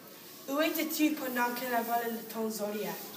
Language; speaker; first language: French; non-native, learner; English